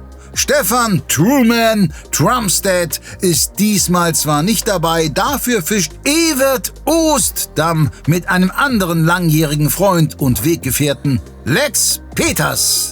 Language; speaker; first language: German; native; German